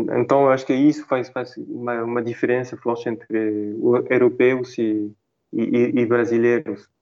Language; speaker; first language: Portuguese; non-native, fluent; French